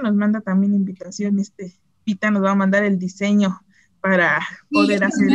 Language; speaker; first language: Spanish; native; Spanish